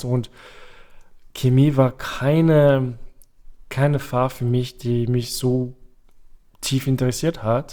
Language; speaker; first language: German; non-native, fluent; French